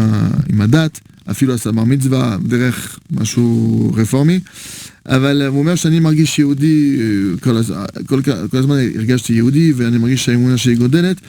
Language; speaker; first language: Hebrew; non-native, fluent; French